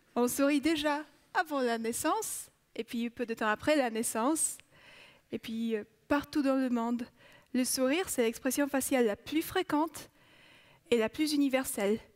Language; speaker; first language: French; non-native, fluent; Polish